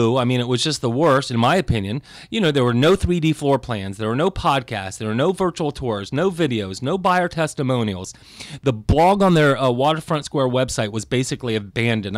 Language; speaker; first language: English; native; English